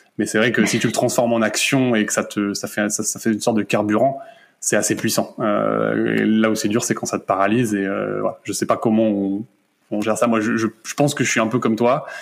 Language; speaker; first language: French; native; French